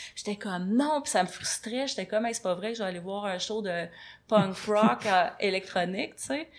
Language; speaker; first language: French; native; French